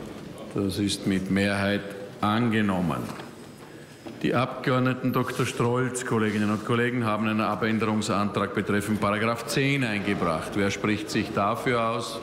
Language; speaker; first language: German; native; German